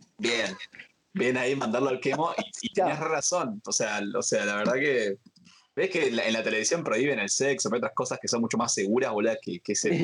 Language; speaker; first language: Spanish; native; Spanish